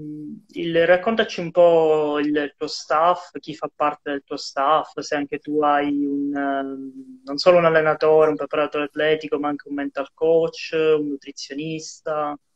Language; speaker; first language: Italian; native; Italian